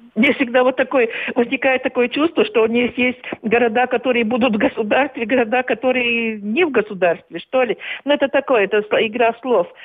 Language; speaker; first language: Russian; non-native, local second language; Latvian